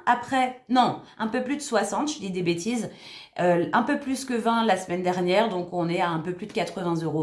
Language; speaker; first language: French; native; French